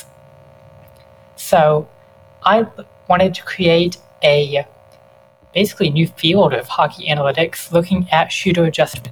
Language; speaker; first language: English; native; English